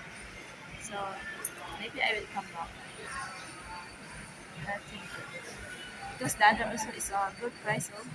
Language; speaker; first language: English; non-native, local second language; Filipino